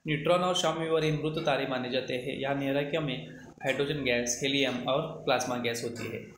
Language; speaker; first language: Hindi; non-native, local second language; Marathi